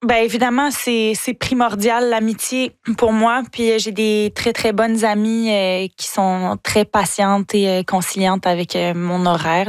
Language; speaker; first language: French; native; French